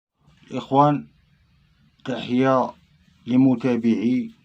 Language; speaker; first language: Arabic; native; Arabic